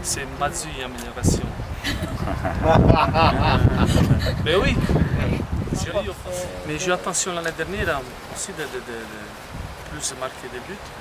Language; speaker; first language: French; non-native, learner; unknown